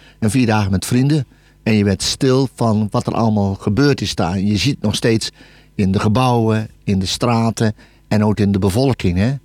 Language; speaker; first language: Dutch; native; Dutch